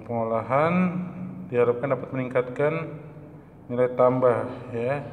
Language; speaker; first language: Indonesian; native; Indonesian